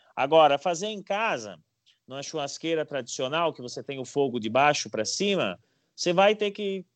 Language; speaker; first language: Portuguese; native; Portuguese